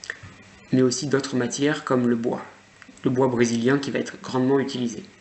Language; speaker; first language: French; native; French